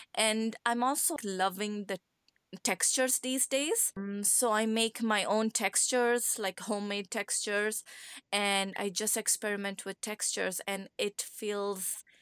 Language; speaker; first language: English; non-native, fluent; Persian